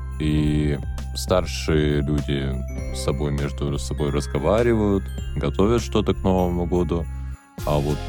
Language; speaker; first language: Russian; native; Russian